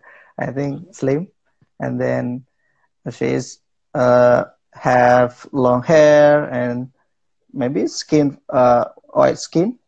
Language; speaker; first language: English; non-native, learner; Indonesian